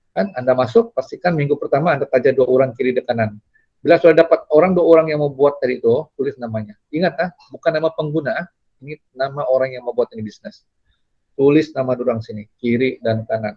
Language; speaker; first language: Indonesian; non-native, local second language; Malay